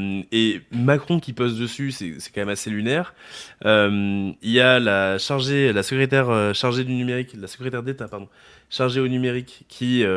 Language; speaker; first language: French; native; French